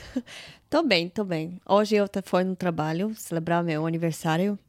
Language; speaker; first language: Portuguese; non-native, fluent; Russian